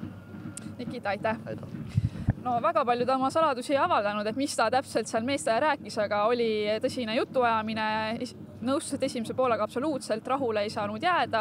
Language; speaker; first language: Estonian; native; Estonian